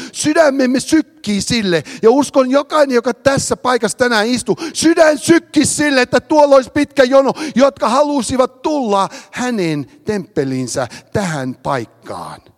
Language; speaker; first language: Finnish; early bilingual, heritage; Finnish